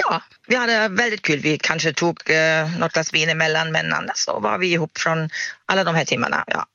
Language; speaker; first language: Swedish; non-native, fluent; German